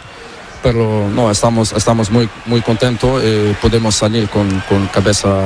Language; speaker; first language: Spanish; non-native, learner; Portuguese